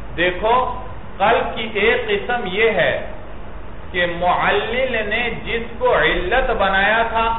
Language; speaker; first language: Urdu; native; Urdu